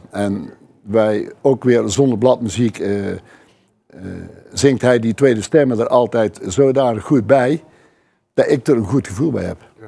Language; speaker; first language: Dutch; native; Dutch